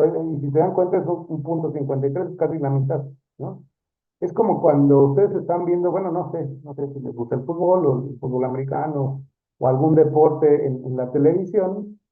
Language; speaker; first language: Spanish; native; Spanish